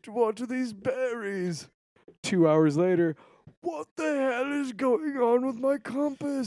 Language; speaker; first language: English; native; English